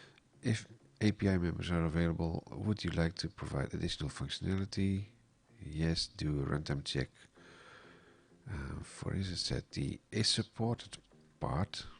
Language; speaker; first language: English; non-native, fluent; Dutch